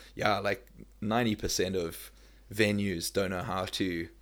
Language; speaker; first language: English; native; English